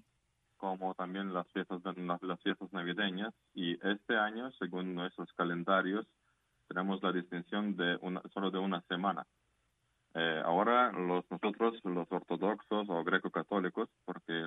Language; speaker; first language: Spanish; non-native, fluent; Ukrainian